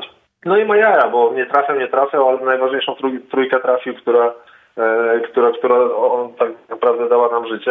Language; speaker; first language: Polish; native; Polish